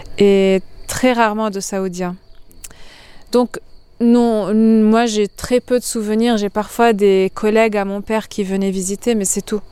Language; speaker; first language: French; non-native, local second language; Arabic